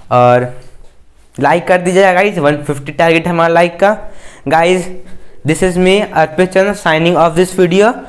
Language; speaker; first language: Hindi; native; Hindi